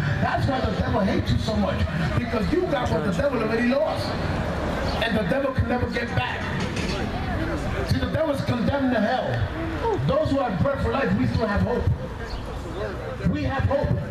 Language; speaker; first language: English; early bilingual, other home language; Spanish